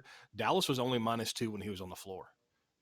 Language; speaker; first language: English; native; English